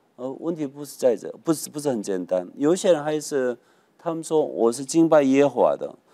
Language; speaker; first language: Chinese; non-native, fluent; Korean